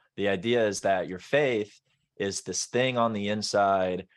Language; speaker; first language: English; native; English